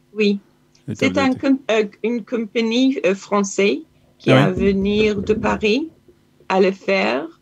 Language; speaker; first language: French; non-native, learner; Hebrew